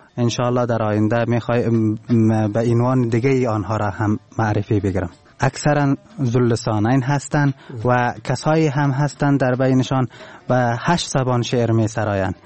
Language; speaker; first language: Persian; non-native, local second language; Turkmen